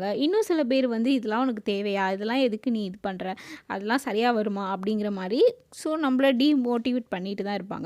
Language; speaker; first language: Tamil; native; Tamil